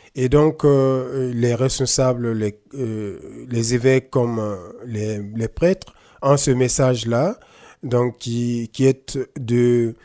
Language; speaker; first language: French; non-native, local second language; Mossi